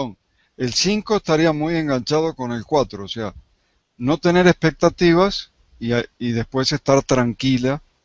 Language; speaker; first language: Spanish; native; Spanish